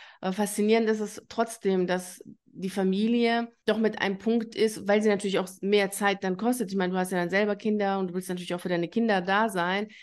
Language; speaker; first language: German; native; German